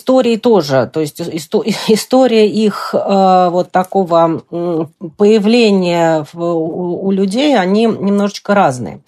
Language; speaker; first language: Russian; native; Russian